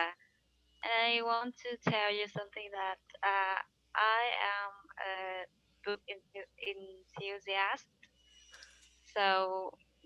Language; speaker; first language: English; non-native, learner; Vietnamese